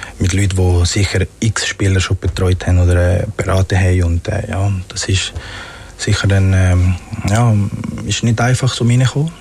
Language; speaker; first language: German; non-native, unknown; Spanish